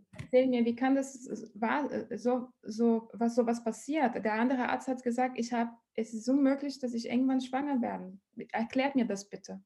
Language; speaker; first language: German; non-native, learner; Portuguese